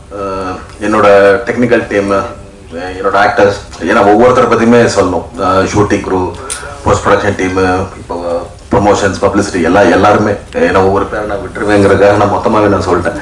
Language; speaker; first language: Tamil; native; Tamil